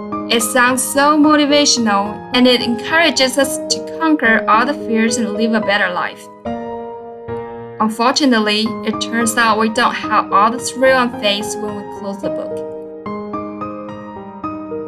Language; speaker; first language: English; non-native, fluent; Chinese